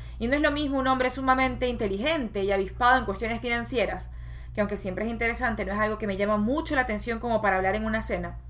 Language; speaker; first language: Spanish; native; Spanish